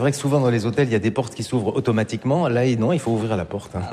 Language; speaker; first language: French; native; French